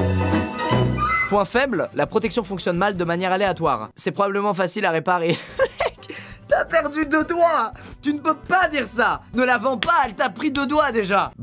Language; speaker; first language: French; native; French